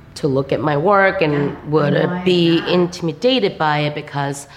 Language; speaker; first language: English; non-native, fluent; Korean